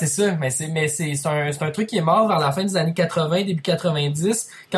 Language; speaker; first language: French; native; French